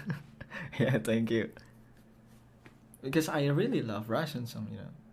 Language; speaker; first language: English; non-native, learner; Indonesian